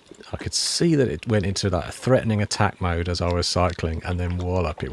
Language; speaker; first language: English; native; English